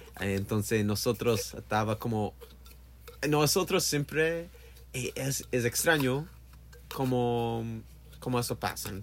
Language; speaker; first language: Spanish; non-native, learner; English